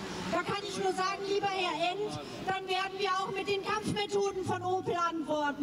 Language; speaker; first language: German; native; German